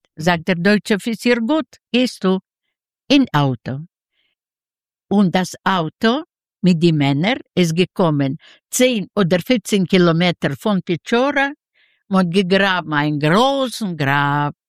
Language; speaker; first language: German; non-native, local second language; Ukrainian